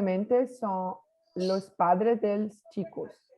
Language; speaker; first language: Spanish; non-native, learner; Portuguese